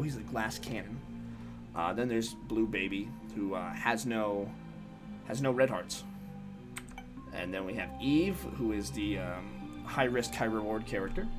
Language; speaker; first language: English; native; English